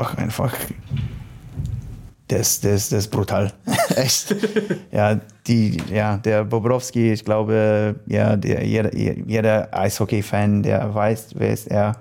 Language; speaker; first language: German; non-native, learner; Polish